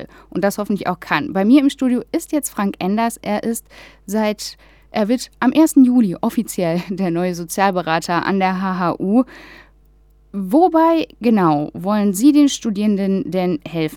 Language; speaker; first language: German; native; German